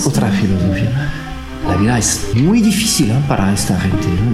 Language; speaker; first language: Spanish; non-native, fluent; French